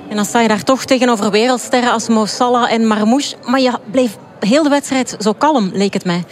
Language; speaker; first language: Dutch; native; Dutch